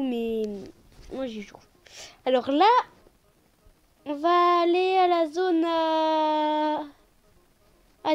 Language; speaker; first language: French; native; French